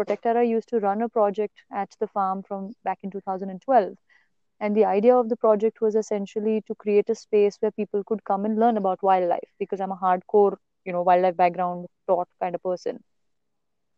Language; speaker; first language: English; non-native, local second language; Marathi